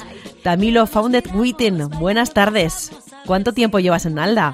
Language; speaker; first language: Spanish; native; Spanish